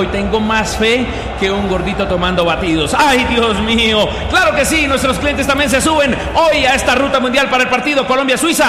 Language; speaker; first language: Spanish; native; Spanish